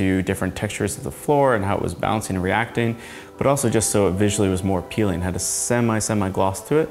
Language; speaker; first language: English; native; English